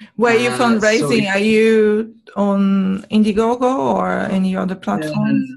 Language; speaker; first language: English; non-native, fluent; Portuguese